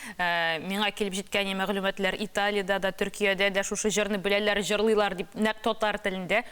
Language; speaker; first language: Tatar; native; Tatar